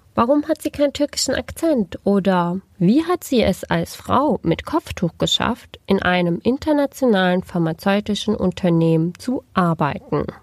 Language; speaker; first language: German; early bilingual, other home language; Turkish